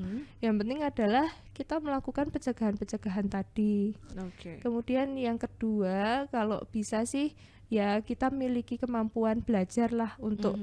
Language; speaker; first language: Indonesian; native; Indonesian